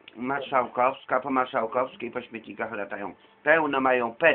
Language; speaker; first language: Polish; native; Polish